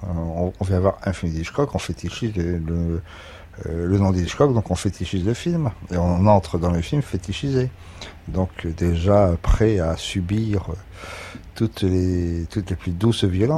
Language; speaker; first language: French; native; French